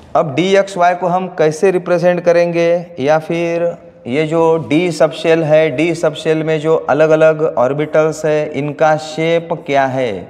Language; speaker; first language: Hindi; non-native, local second language; Marathi